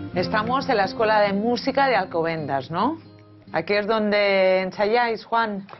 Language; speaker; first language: Spanish; non-native, local second language; Catalan